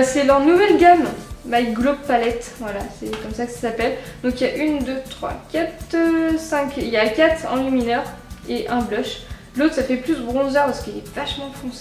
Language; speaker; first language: French; native; French